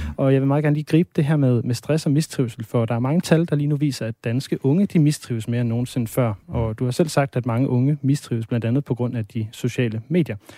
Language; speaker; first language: Danish; native; Danish